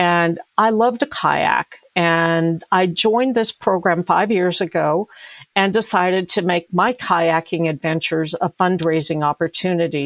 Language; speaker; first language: English; native; English